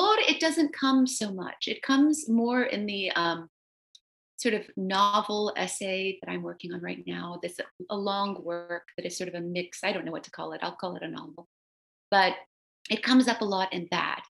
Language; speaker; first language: English; early bilingual, other home language; Romanian